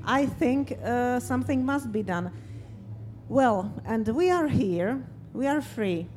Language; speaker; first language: English; non-native, fluent; Slovak